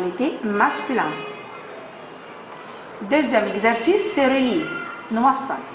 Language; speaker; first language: French; non-native, fluent; Arabic